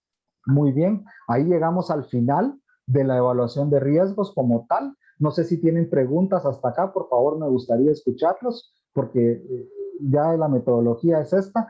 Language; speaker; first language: Spanish; native; Spanish